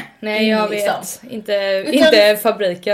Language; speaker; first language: Swedish; native; Swedish